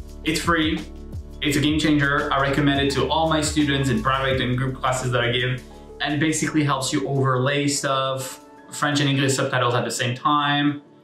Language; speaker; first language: English; non-native, fluent; French